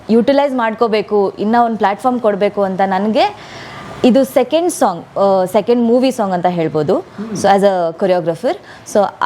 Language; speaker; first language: Kannada; non-native, local second language; Tulu